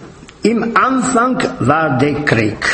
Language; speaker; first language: German; non-native, fluent; Italian